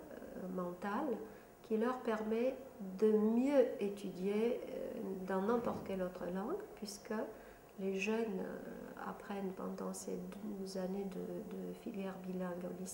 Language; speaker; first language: French; non-native, fluent; Romanian